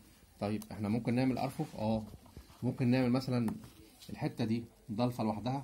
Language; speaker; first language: Arabic; native; Arabic